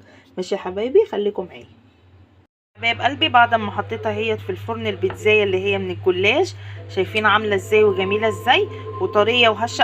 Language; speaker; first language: Arabic; native; Arabic